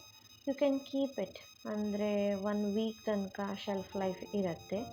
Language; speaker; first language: Kannada; native; Kannada